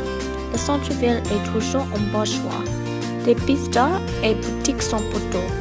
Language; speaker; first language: French; non-native, learner; English